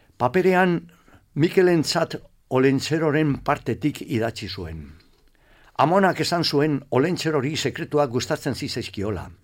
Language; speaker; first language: Basque; non-native, local second language; Spanish